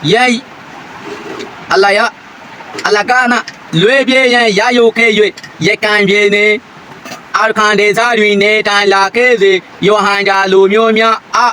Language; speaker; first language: Burmese; non-native, local second language; Rohingya